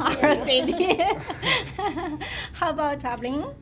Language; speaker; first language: English; non-native, learner; Chinese